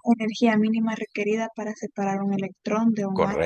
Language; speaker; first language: Spanish; native; Spanish